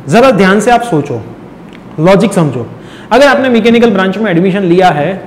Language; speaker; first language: Hindi; non-native, local second language; Gujarati